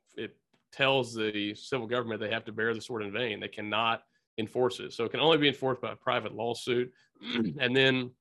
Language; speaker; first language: English; native; English